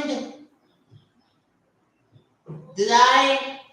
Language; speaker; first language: German; non-native, learner; Hindi